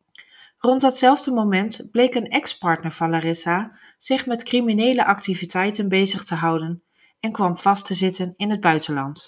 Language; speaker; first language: Dutch; native; Dutch